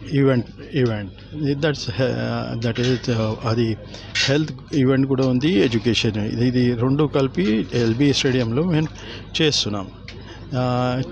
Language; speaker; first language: Telugu; non-native, local second language; Urdu